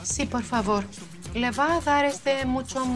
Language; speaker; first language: Spanish; non-native, fluent; Greek